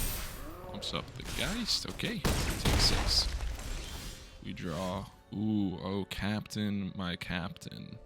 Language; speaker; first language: English; native; English